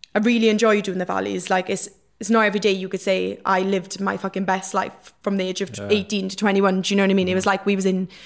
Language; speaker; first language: English; native; English